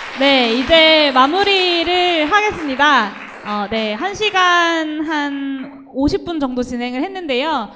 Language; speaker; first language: Korean; native; Korean